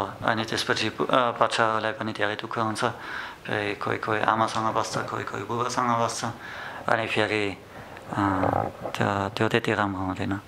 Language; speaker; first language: Nepali; non-native, learner; German